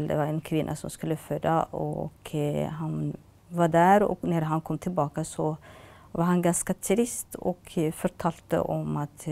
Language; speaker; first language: Norwegian; non-native, fluent; Tigrinya